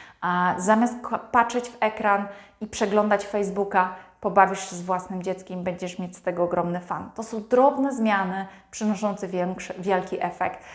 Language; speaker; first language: Polish; native; Polish